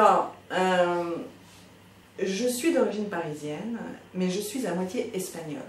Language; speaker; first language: French; native; French